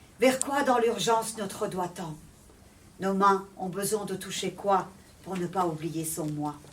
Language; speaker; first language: French; early bilingual, other home language; Persian